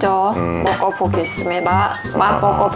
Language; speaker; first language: Korean; non-native, learner; Thai